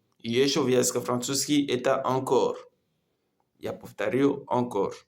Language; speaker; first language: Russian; non-native, learner; Comorian